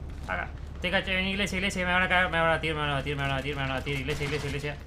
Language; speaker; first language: Spanish; native; Spanish